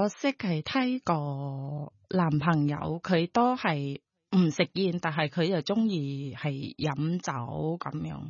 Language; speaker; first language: Cantonese; non-native, learner; Thai